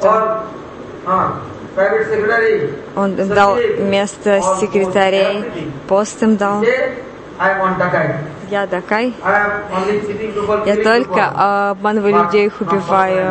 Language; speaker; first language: Russian; non-native, learner; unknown